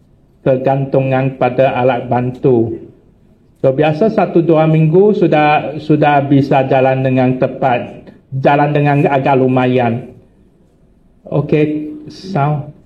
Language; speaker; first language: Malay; non-native, local second language; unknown